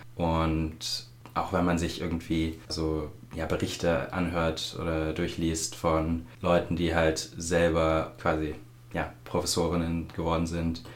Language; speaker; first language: German; native; German